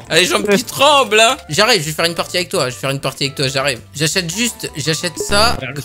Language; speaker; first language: French; native; French